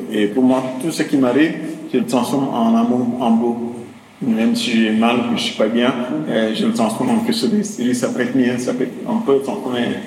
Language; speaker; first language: French; non-native, local second language; Wolof